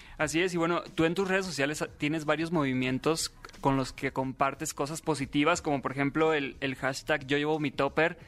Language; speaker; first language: Spanish; native; Spanish